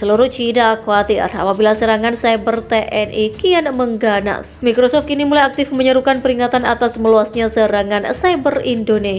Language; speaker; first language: Indonesian; native; Indonesian